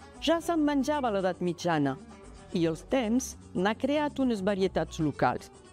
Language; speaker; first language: Catalan; non-native, local second language; French